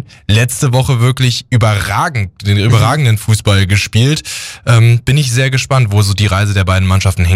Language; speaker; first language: German; native; German